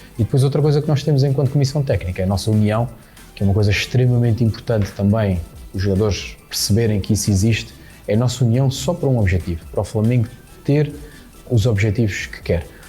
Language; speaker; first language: Portuguese; native; Portuguese